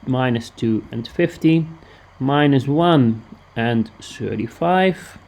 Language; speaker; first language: English; non-native, fluent; Dutch